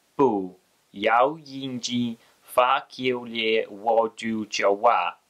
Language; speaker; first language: Chinese; non-native, learner; English